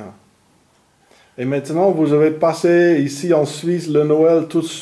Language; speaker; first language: French; non-native, fluent; German